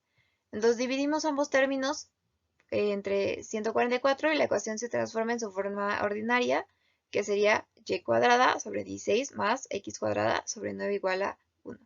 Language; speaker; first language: Spanish; native; Spanish